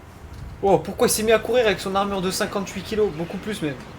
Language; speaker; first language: French; native; French